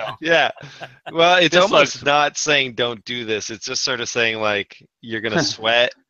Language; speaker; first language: English; native; English